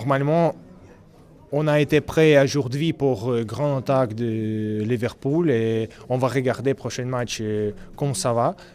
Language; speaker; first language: French; non-native, learner; Russian